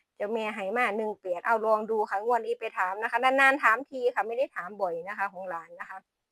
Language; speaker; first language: Thai; non-native, local second language; Lao